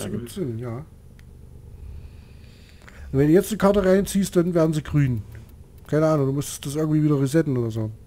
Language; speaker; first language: German; native; German